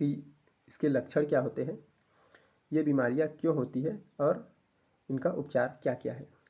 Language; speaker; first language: Hindi; native; Hindi